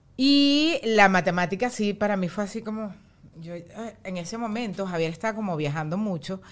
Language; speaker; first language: Spanish; native; Spanish